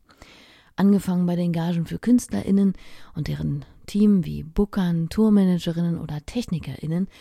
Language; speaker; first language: German; native; German